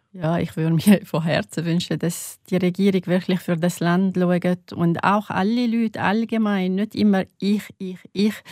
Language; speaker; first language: German; non-native, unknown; Arabic